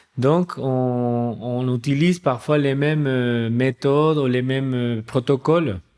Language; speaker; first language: French; non-native, fluent; Spanish